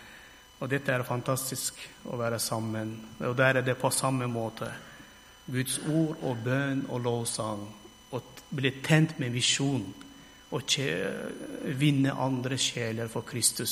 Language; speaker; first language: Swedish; non-native, learner; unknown